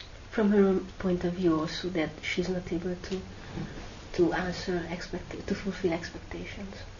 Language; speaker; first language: English; non-native, fluent; Hungarian